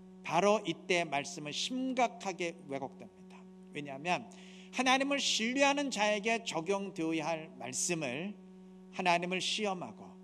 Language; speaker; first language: Korean; native; Korean